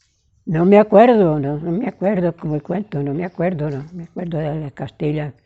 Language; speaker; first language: Spanish; native; Spanish